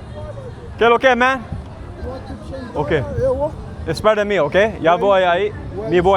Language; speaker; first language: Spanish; early bilingual, heritage; English